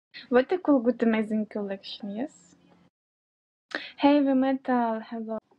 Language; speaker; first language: English; non-native, learner; Russian